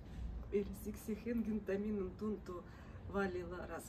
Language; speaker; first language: Finnish; non-native, learner; Russian